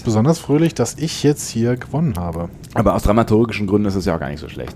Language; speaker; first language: German; native; German